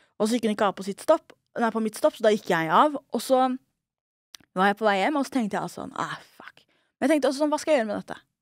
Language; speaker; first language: Norwegian; early bilingual, other home language; Somali